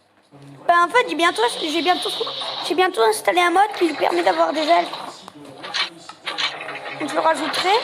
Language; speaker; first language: French; native; French